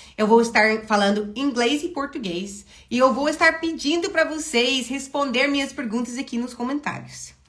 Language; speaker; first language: Portuguese; non-native, fluent; English